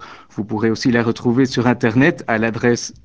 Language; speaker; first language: French; native; French